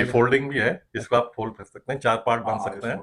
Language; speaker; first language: Hindi; native; Hindi